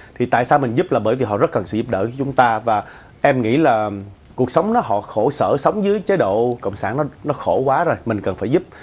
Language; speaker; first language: Vietnamese; early bilingual, other home language; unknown